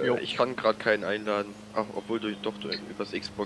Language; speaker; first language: German; native; German